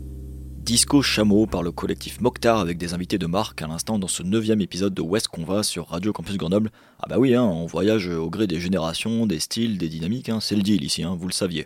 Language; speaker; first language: French; native; French